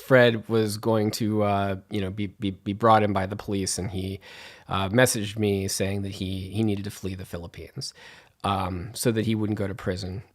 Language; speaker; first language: English; native; English